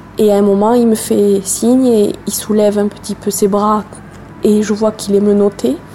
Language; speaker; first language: French; native; French